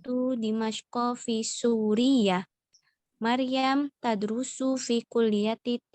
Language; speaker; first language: Arabic; non-native, learner; Indonesian